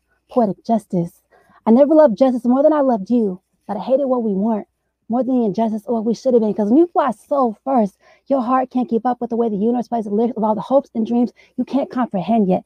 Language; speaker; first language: English; native; English